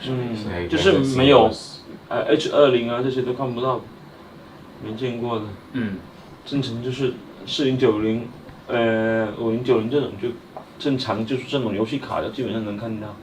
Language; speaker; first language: Chinese; native; Chinese